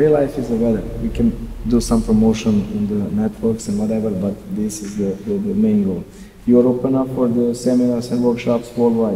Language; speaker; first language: English; non-native, learner; Serbian